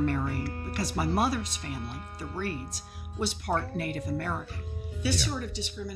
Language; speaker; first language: English; native; English